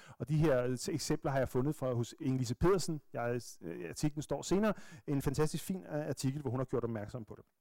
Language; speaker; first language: Danish; native; Danish